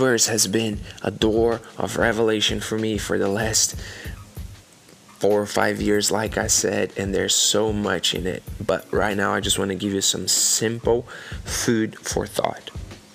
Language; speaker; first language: English; non-native, fluent; Portuguese